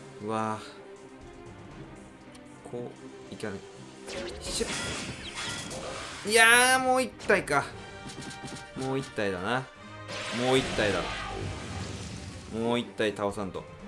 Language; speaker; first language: Japanese; native; Japanese